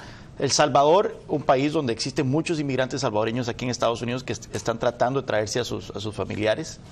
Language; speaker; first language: Spanish; native; Spanish